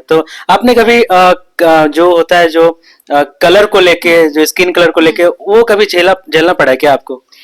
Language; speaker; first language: Hindi; native; Hindi